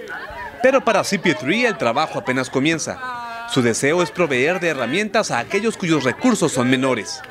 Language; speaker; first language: Spanish; native; Spanish